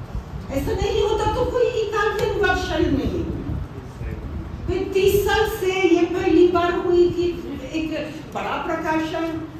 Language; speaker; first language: Hindi; non-native, fluent; Italian